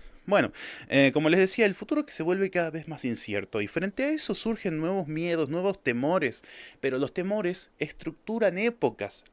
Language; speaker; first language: Spanish; native; Spanish